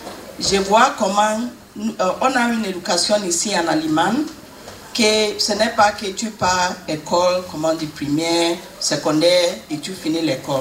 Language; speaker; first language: French; non-native, fluent; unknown